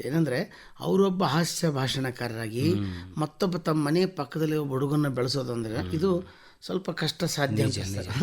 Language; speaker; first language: Kannada; native; Kannada